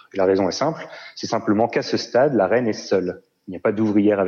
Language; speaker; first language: French; native; French